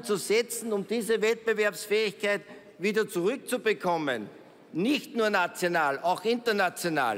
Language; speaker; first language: German; native; German